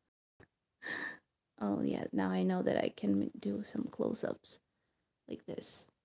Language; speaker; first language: English; non-native, fluent; Hebrew